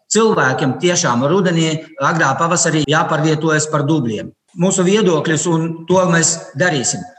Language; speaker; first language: Latvian; non-native, local second language; Russian